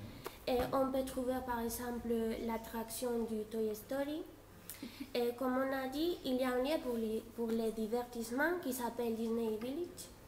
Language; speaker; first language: French; non-native, fluent; Spanish